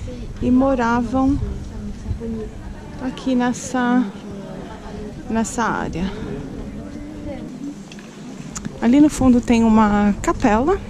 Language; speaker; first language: Portuguese; native; Portuguese